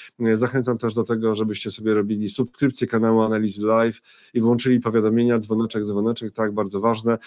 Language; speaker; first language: Polish; native; Polish